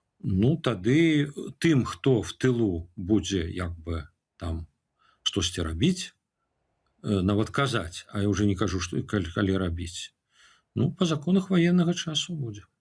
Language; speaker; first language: Belarusian; non-native, local second language; Russian